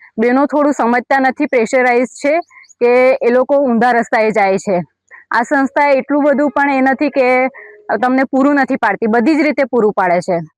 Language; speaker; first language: Gujarati; native; Gujarati